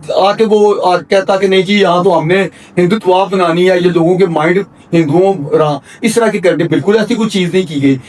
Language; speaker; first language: Urdu; non-native, local second language; Punjabi